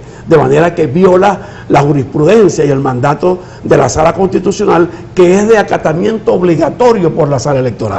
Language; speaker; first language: Spanish; native; Spanish